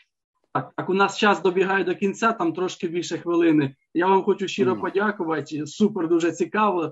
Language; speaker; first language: Ukrainian; native; Ukrainian